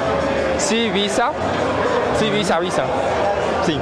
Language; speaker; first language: Spanish; non-native, learner; Japanese